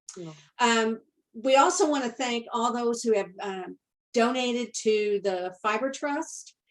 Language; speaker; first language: English; native; English